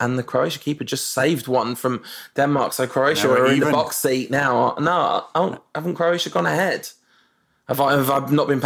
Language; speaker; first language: English; native; English